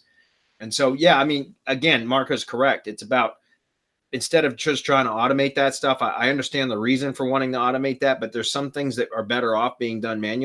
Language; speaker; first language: English; native; English